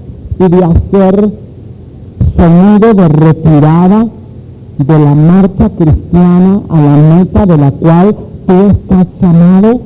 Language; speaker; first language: Spanish; native; Spanish